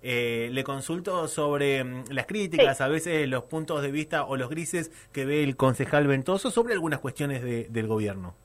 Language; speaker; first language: Spanish; native; Spanish